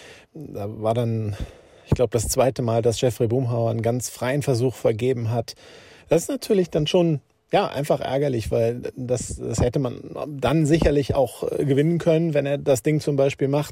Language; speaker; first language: German; native; German